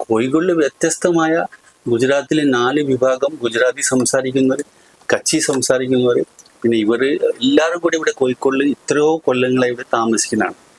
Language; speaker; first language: Malayalam; non-native, local second language; Gujarati